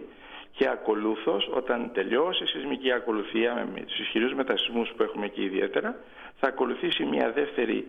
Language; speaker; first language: Greek; native; Greek